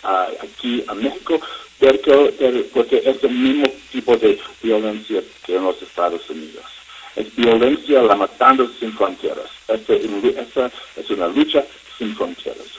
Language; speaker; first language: Spanish; non-native, learner; English